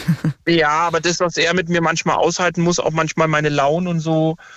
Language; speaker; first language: German; native; German